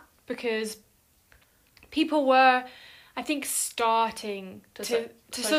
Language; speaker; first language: English; native; English